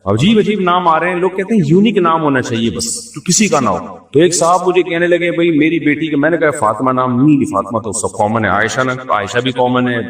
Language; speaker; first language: Urdu; native; Urdu